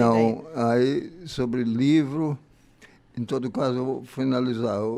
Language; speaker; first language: Portuguese; early bilingual, other home language; German